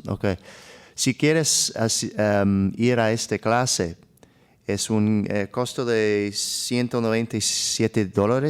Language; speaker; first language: Spanish; non-native, learner; English